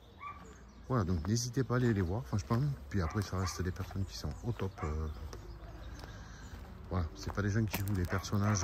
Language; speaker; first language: French; native; French